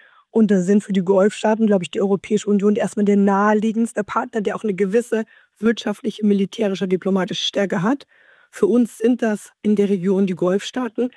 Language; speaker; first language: German; native; German